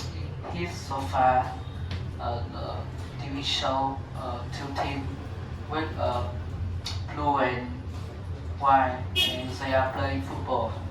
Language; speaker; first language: English; non-native, learner; Vietnamese